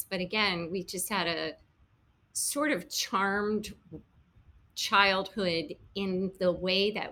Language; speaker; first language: English; native; English